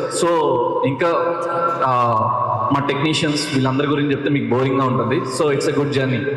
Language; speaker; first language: Telugu; native; Telugu